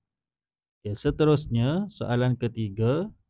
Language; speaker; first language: Malay; native; Malay